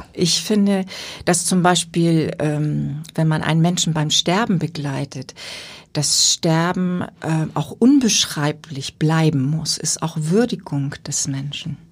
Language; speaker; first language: German; native; German